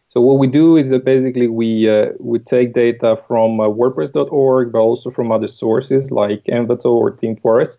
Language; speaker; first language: English; non-native, fluent; Italian